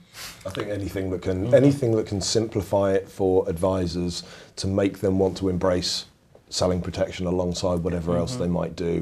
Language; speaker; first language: English; native; English